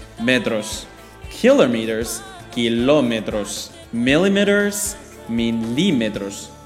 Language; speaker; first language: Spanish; non-native, fluent; Chinese